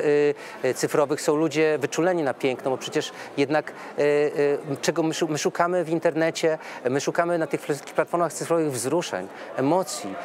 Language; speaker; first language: Polish; native; Polish